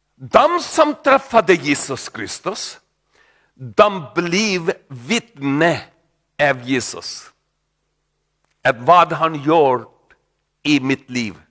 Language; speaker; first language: Swedish; non-native, learner; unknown